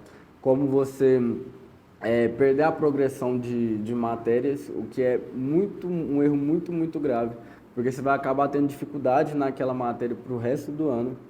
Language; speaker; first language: Portuguese; native; Portuguese